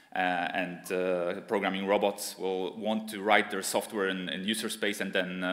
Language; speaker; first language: English; non-native, fluent; Polish